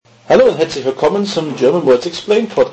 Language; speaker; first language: German; non-native, fluent; English